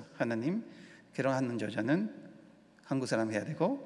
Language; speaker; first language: Korean; non-native, learner; Spanish